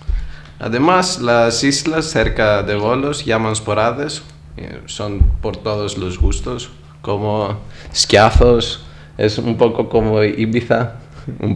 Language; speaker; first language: Spanish; non-native, learner; Greek